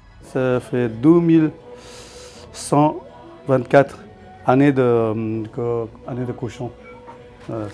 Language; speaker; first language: French; non-native, learner; Tibetan